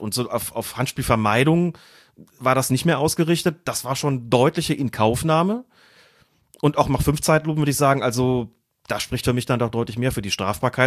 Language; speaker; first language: German; native; German